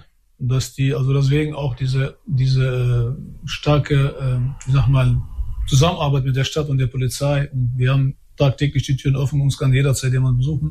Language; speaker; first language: German; early bilingual, other home language; Albanian